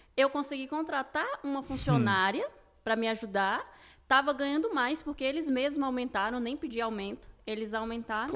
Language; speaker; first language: Portuguese; native; Portuguese